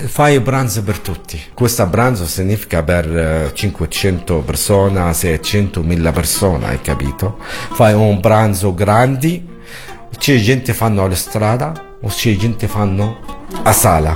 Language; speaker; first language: Italian; non-native, learner; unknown